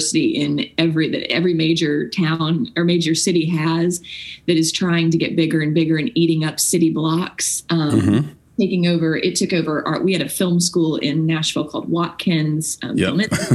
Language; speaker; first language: English; native; English